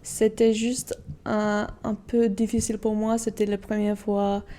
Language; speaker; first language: French; non-native, learner; English